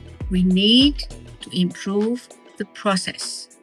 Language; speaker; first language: English; non-native, fluent; Turkish